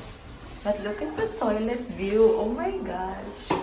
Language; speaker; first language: English; non-native, local second language; Filipino